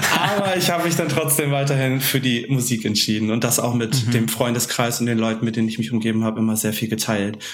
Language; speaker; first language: German; native; German